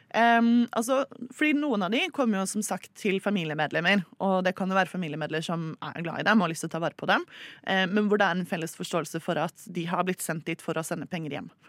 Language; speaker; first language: Norwegian; native; Norwegian